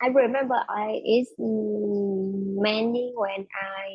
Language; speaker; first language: English; non-native, learner; Vietnamese